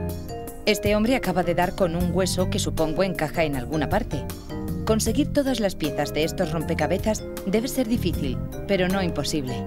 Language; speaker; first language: Spanish; native; Spanish